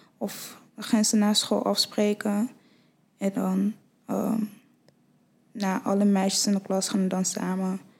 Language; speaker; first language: Dutch; early bilingual, other home language; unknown